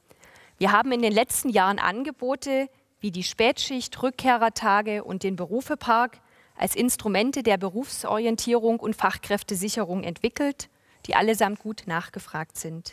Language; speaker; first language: German; native; German